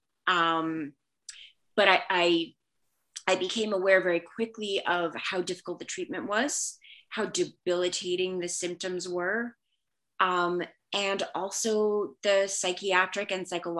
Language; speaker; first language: English; early bilingual, other home language; Spanish